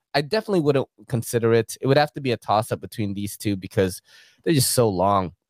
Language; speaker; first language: English; early bilingual, other home language; Filipino